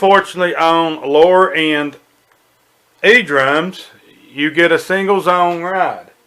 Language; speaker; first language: English; native; English